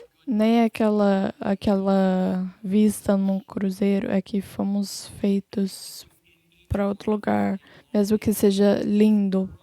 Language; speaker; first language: Portuguese; non-native, fluent; English